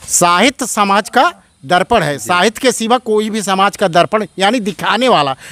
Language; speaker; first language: Hindi; native; Hindi